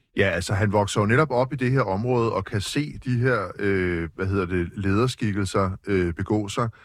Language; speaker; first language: Danish; native; Danish